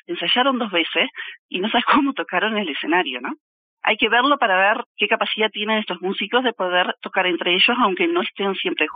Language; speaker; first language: Spanish; native; Spanish